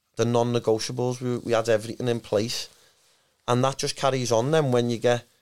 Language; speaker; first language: English; native; English